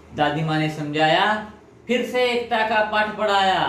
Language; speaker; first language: Hindi; non-native, local second language; Marathi